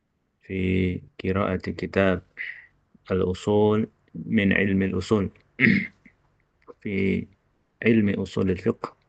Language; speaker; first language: Arabic; non-native, fluent; Indonesian